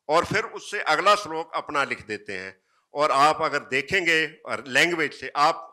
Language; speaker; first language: Hindi; native; Hindi